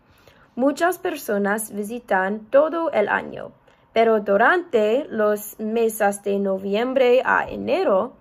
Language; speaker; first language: Spanish; non-native, learner; English